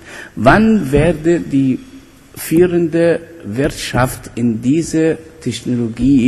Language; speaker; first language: German; non-native, fluent; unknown